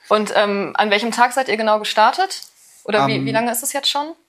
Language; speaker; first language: German; native; German